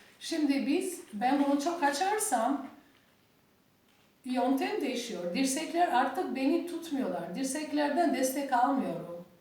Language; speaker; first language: Turkish; non-native, learner; Albanian